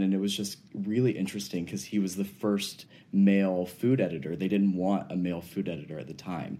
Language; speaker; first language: English; native; English